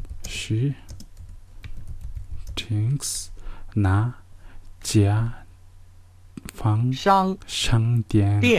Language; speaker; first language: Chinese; non-native, learner; Mongolian